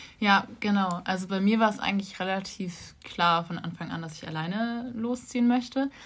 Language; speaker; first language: German; native; German